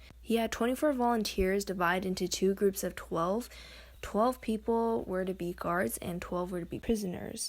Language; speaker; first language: English; native; English